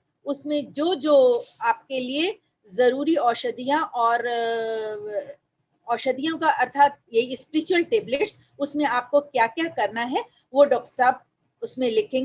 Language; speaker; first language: Hindi; native; Hindi